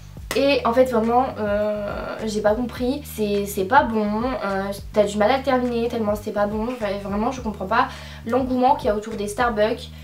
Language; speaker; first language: French; native; French